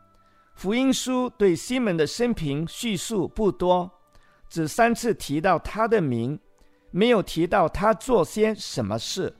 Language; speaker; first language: Chinese; native; Chinese